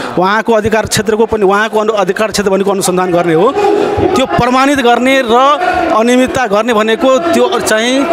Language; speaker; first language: Nepali; non-native, local second language; Maithili